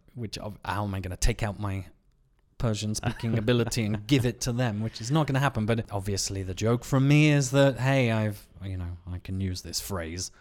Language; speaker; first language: English; native; English